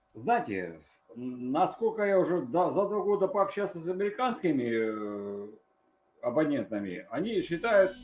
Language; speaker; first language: Russian; native; Russian